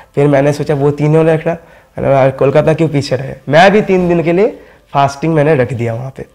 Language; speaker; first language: Hindi; non-native, local second language; Bangla